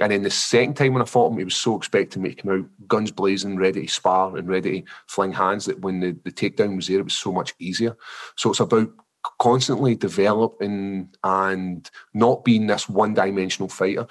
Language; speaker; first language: English; native; English